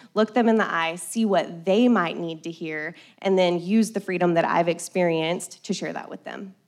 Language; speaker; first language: English; native; English